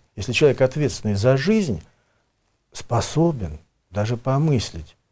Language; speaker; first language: Russian; native; Russian